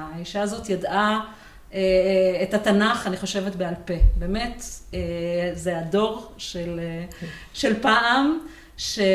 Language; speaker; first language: Hebrew; native; Hebrew